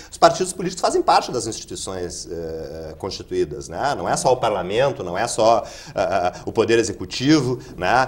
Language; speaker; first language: Portuguese; native; Portuguese